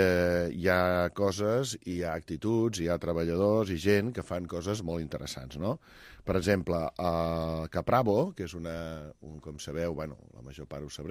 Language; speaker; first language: Catalan; native; Catalan